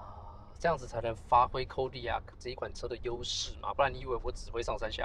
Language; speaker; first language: Chinese; native; Chinese